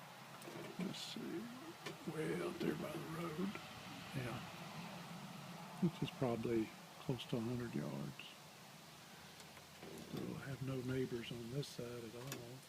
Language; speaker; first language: English; native; English